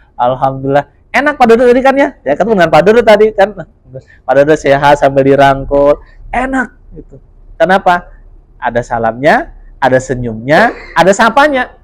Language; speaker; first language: Indonesian; non-native, local second language; Javanese